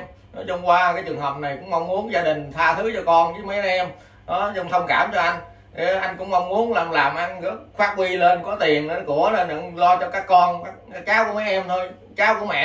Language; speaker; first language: Vietnamese; native; Vietnamese